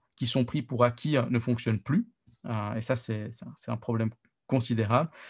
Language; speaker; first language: French; native; French